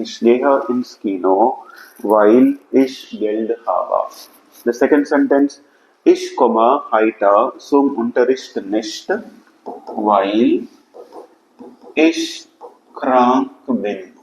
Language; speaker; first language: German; non-native, fluent; Telugu